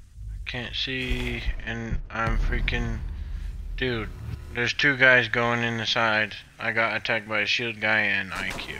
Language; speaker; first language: English; native; English